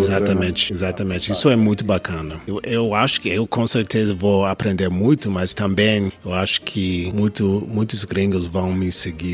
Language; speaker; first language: Portuguese; non-native, learner; English